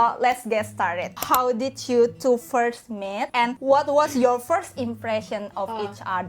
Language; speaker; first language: English; non-native, learner; Indonesian